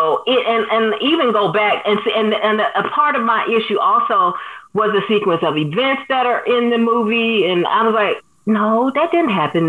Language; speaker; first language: English; native; English